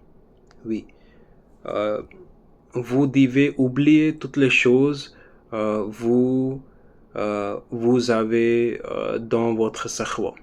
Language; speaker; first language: French; non-native, learner; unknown